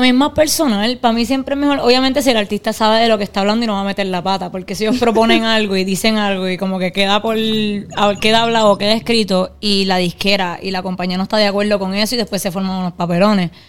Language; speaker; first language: Spanish; native; Spanish